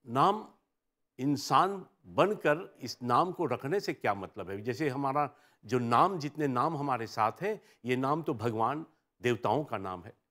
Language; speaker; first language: Hindi; early bilingual, heritage; Hindi